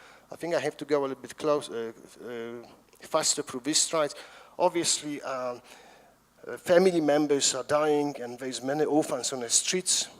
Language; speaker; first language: English; non-native, fluent; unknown